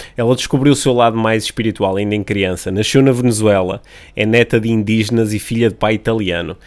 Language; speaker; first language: Portuguese; native; Portuguese